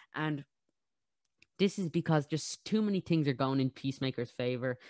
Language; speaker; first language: English; native; English